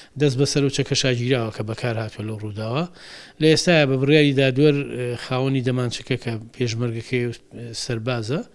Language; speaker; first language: Central Kurdish; native; Central Kurdish